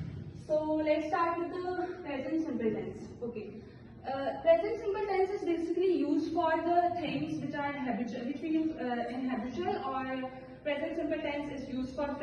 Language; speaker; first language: English; non-native, learner; Urdu